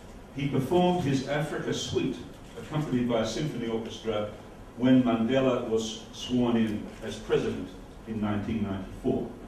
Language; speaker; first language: English; non-native, fluent; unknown